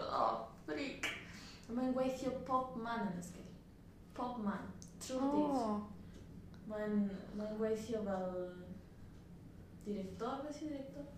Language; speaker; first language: Welsh; non-native, learner; Spanish